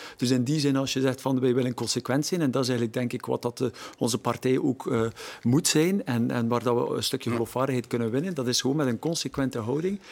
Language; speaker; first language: Dutch; native; Dutch